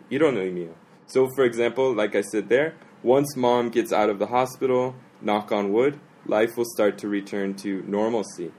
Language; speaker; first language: English; native; English